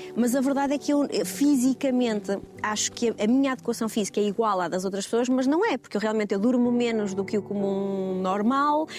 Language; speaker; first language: Portuguese; native; Portuguese